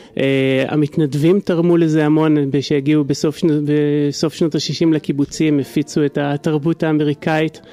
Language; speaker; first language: Hebrew; native; Hebrew